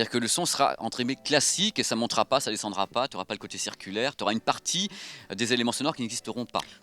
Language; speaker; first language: French; native; French